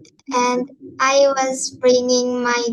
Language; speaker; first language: English; non-native, learner; Indonesian